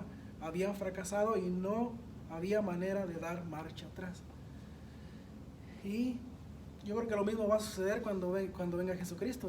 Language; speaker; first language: Spanish; native; Spanish